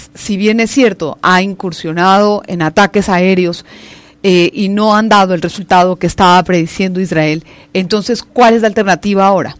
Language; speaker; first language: Spanish; native; Spanish